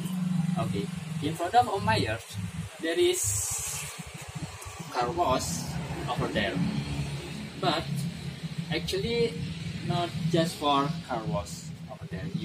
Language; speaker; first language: English; non-native, learner; Indonesian